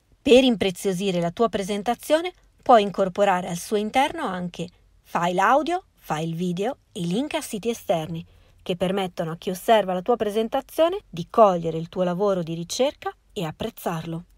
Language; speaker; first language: Italian; native; Italian